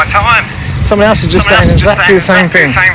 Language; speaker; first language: English; native; English